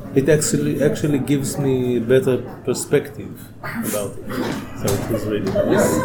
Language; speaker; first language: English; non-native, fluent; Hebrew